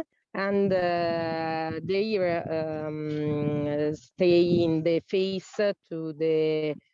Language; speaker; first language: English; non-native, learner; Italian